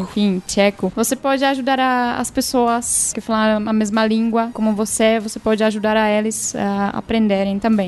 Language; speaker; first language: Portuguese; non-native, fluent; Czech